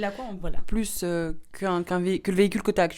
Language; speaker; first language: French; native; French